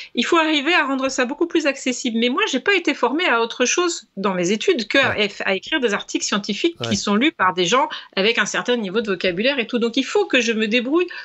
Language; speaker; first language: French; native; French